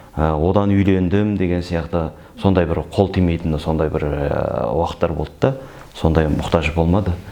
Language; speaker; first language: Kazakh; early bilingual, heritage; Kazakh